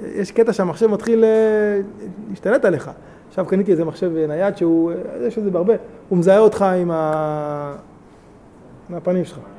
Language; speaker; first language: Hebrew; native; Hebrew